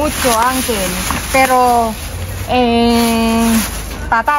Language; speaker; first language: Spanish; non-native, learner; Filipino